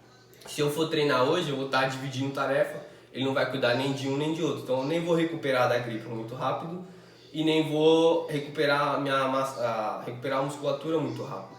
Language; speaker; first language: Portuguese; native; Portuguese